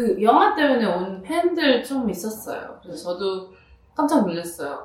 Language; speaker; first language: Korean; early bilingual, heritage; Korean